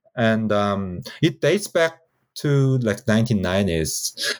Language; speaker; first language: English; non-native, fluent; Korean